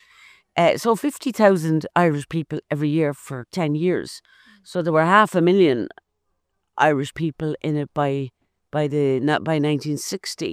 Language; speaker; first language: English; native; English